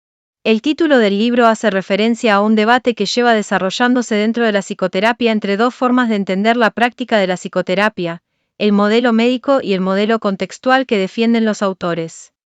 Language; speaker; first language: Spanish; native; Spanish